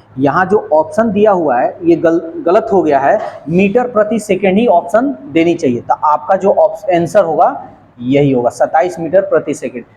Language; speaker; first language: Hindi; native; Hindi